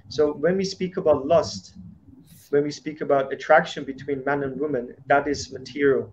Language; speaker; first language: English; non-native, fluent; Slovak